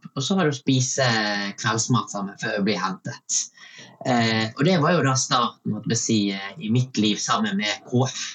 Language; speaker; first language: Norwegian; early bilingual, other home language; Tamil